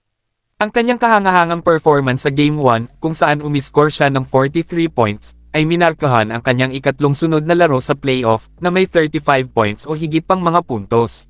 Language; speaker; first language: Filipino; native; Filipino